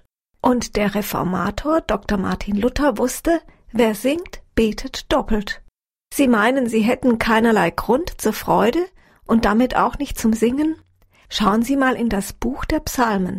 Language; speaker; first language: German; native; German